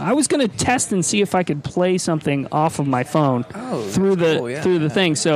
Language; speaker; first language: English; native; English